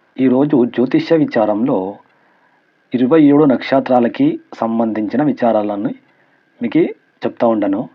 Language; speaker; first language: Telugu; non-native, local second language; Kannada